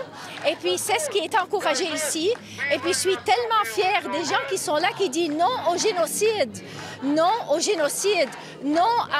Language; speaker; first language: French; native; French